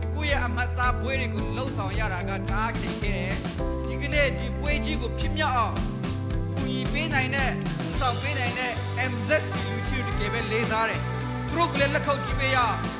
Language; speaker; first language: Burmese; non-native, local second language; Hakha Chin